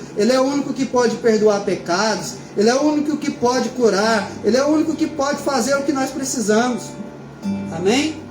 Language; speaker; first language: Portuguese; native; Portuguese